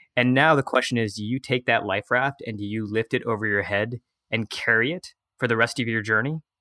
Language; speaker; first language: English; native; English